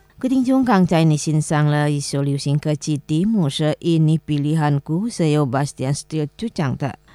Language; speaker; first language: Chinese; non-native, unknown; Indonesian